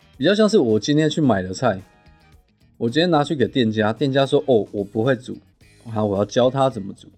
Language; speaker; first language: Chinese; non-native, local second language; Min Nan Chinese